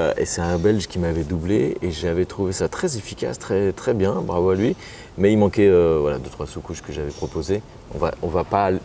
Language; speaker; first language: French; native; French